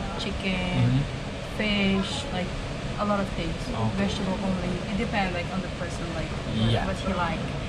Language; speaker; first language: English; non-native, learner; Arabic